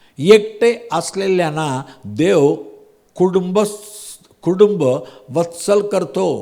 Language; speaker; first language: Marathi; non-native, local second language; Tamil